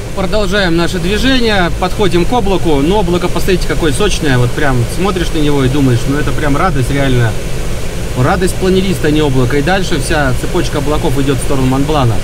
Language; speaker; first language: Russian; native; Russian